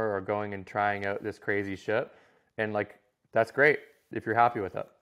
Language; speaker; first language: English; native; English